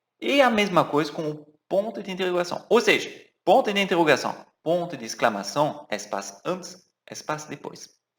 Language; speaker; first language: Portuguese; non-native, fluent; French